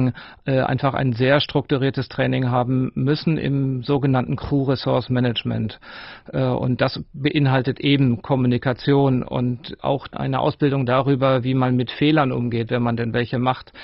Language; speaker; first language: German; native; German